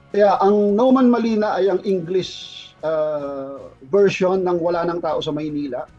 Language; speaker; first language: Filipino; native; Filipino